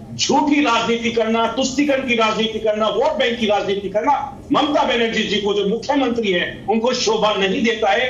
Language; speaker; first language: Hindi; native; Hindi